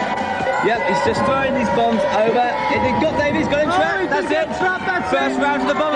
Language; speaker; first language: English; native; English